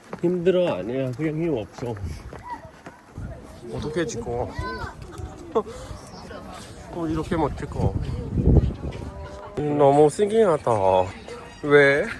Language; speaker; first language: Korean; non-native, learner; Thai